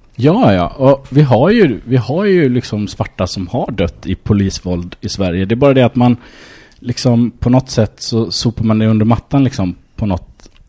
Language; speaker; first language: Swedish; early bilingual, other home language; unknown